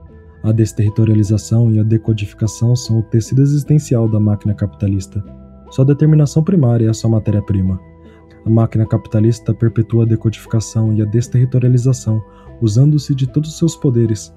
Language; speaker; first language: Portuguese; native; Portuguese